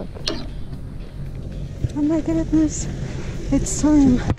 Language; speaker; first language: English; non-native, fluent; Portuguese